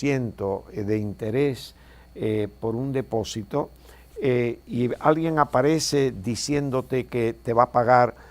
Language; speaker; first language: Spanish; native; Spanish